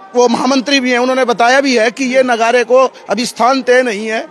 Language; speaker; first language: Hindi; native; Hindi